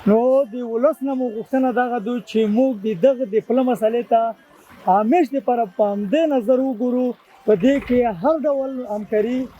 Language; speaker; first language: Pashto; native; Pashto